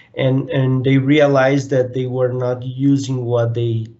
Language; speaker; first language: English; non-native, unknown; Portuguese